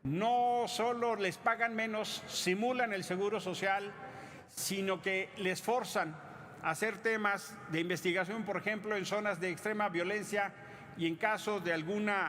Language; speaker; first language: Spanish; native; Spanish